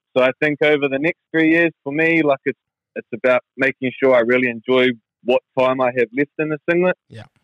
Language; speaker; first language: English; native; English